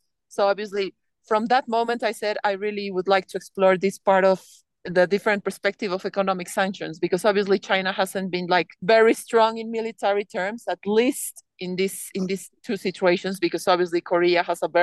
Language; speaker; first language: English; non-native, fluent; Spanish